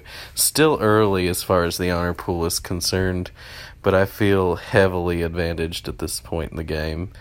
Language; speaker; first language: English; native; English